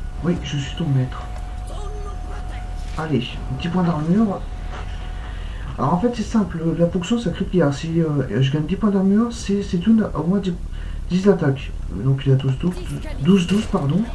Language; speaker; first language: French; native; French